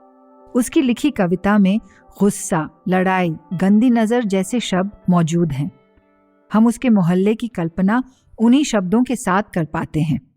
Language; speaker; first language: Hindi; native; Hindi